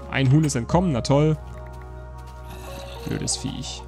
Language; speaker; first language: German; native; German